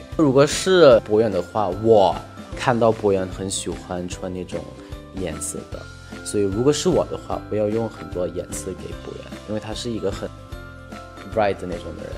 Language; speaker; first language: Chinese; non-native, fluent; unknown